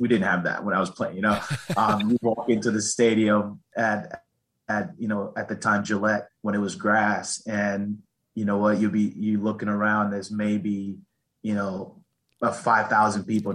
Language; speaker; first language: English; native; English